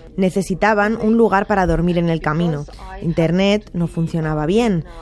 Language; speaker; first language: Spanish; non-native, fluent; Ukrainian